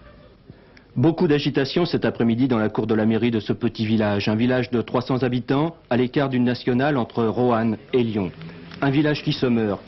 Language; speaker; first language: French; native; French